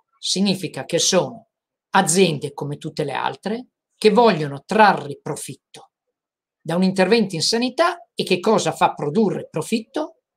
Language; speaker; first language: Italian; native; Italian